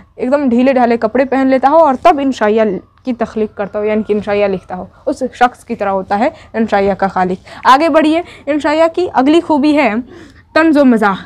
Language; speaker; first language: Hindi; native; Hindi